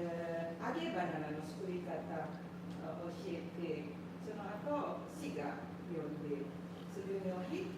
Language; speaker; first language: Japanese; non-native, learner; Indonesian